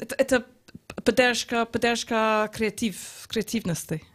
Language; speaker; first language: Russian; non-native, learner; English